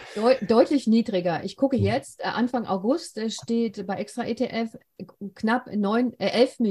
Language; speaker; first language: German; native; German